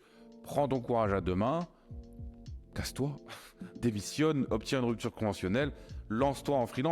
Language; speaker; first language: French; native; French